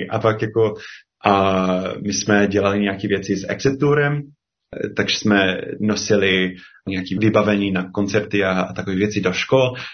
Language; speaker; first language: Czech; non-native, fluent; English